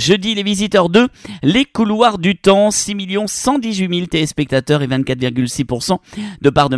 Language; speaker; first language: French; native; French